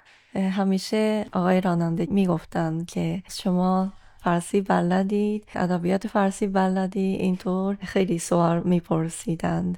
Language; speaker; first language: Persian; non-native, fluent; Japanese